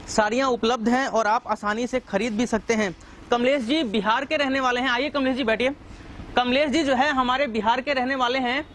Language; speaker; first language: Hindi; native; Hindi